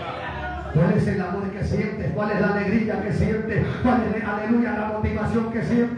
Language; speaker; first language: Spanish; native; Spanish